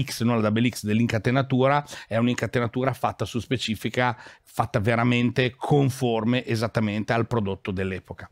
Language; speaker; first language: Italian; native; Italian